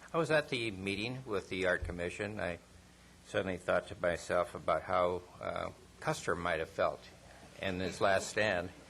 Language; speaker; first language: English; non-native, fluent; Spanish